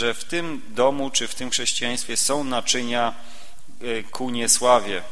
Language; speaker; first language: Polish; native; Polish